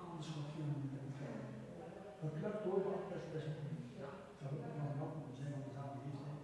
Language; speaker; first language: Dutch; native; Dutch